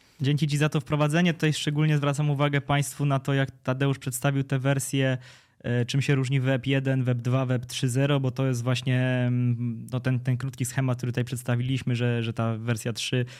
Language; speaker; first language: Polish; native; Polish